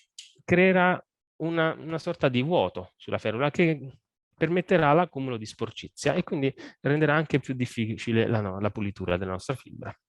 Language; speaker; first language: Italian; native; Italian